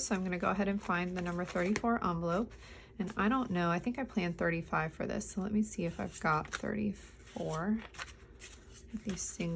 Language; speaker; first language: English; native; English